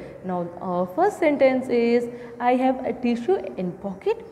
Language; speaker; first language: English; non-native, local second language; Urdu